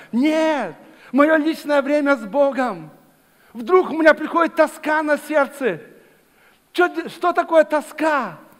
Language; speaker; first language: Russian; native; Russian